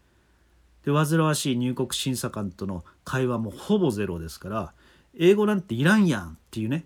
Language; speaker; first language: Japanese; native; Japanese